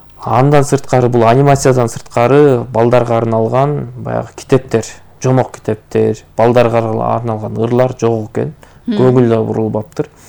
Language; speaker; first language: Kyrgyz; native; Kyrgyz